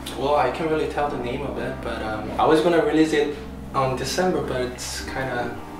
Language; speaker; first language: English; early bilingual, other home language; Korean